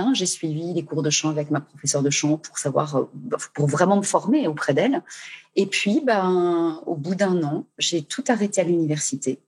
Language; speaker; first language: French; native; French